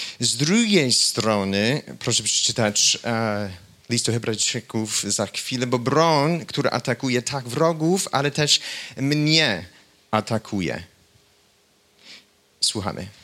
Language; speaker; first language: Polish; non-native, fluent; English